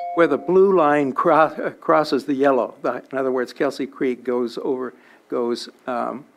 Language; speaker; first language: English; native; English